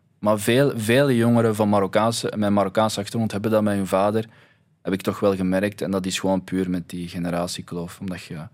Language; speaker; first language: Dutch; early bilingual, other home language; Arabic